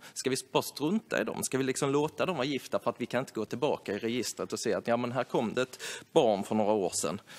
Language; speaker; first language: Swedish; native; Swedish